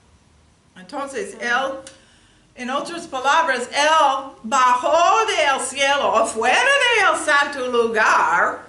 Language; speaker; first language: Spanish; non-native, learner; English